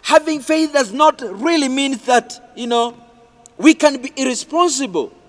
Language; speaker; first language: English; non-native, local second language; Swahili